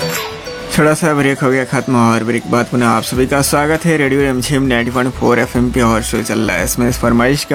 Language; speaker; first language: Hindi; native; Hindi